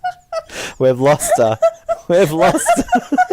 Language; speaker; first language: English; native; English